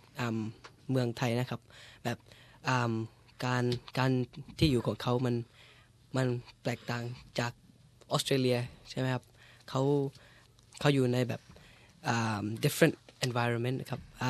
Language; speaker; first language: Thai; early bilingual, heritage; English